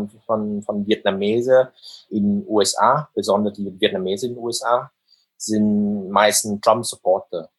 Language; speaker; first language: German; non-native, fluent; Vietnamese